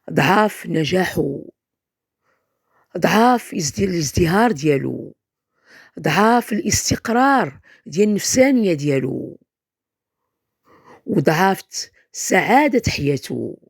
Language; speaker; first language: Arabic; native; Arabic